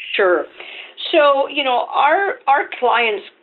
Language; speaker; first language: English; non-native, fluent; Spanish